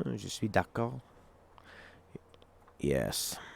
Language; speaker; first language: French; non-native, learner; English